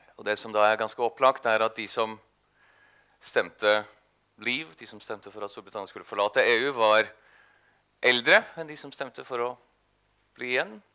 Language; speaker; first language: Norwegian; native; Norwegian